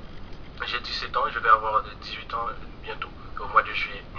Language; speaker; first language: French; non-native, local second language; Haitian Creole